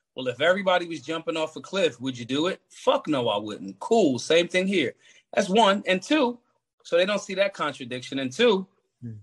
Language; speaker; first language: English; native; English